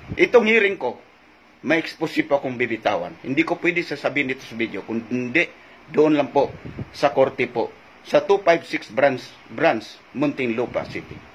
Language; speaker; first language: Filipino; non-native, local second language; Cebuano